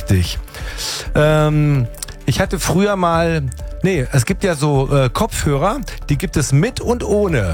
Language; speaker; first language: German; native; German